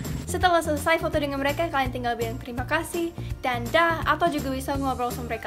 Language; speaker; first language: Indonesian; non-native, fluent; English